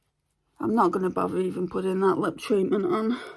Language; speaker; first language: English; native; English